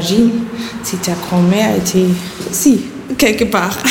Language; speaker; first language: French; non-native, fluent; German